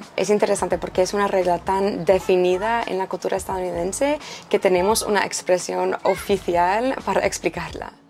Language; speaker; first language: Spanish; non-native, fluent; English